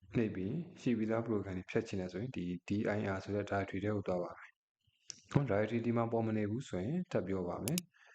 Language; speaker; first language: Burmese; native; Burmese